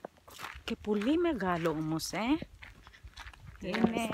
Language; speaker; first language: Greek; non-native, learner; Filipino